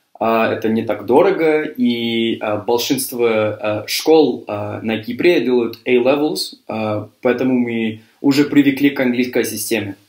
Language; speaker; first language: Russian; non-native, fluent; English